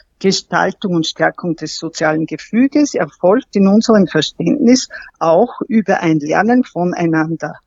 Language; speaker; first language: German; native; German